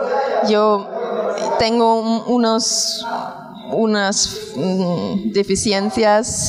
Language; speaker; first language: Spanish; non-native, fluent; German